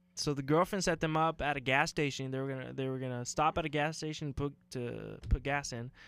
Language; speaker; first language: English; native; English